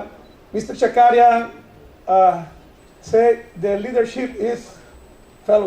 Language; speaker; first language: English; non-native, learner; Spanish